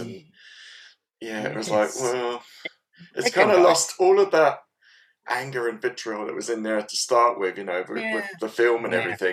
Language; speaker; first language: English; native; English